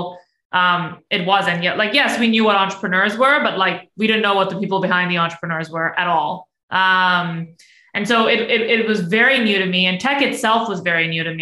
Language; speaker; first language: English; non-native, local second language; Urdu